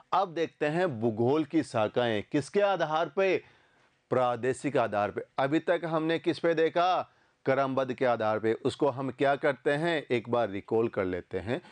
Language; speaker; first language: Hindi; native; Hindi